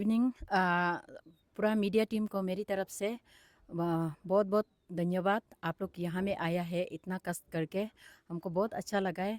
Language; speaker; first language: Hindi; non-native, local second language; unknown